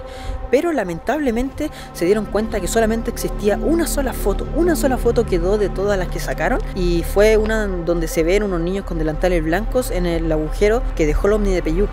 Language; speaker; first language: Spanish; native; Spanish